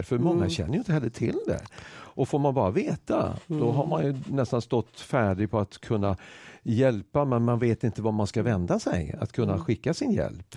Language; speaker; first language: Swedish; native; Swedish